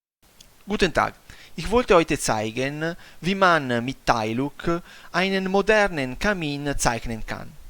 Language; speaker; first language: German; non-native, fluent; Italian